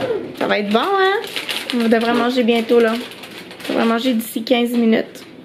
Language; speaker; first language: French; native; French